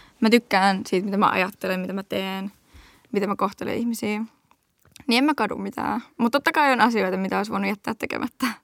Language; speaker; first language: Finnish; early bilingual, heritage; Finnish